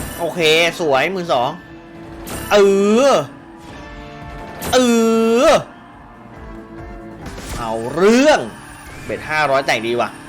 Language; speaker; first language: Thai; native; Thai